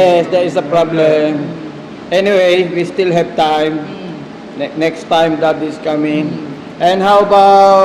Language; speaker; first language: English; non-native, local second language; Filipino